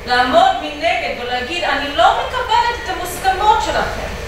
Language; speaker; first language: Hebrew; non-native, fluent; English